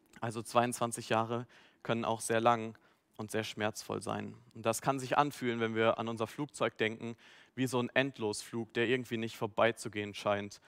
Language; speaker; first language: German; native; German